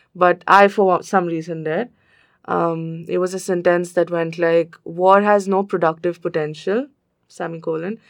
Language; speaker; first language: English; non-native, local second language; Hindi